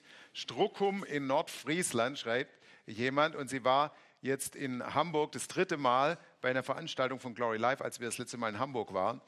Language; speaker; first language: German; native; German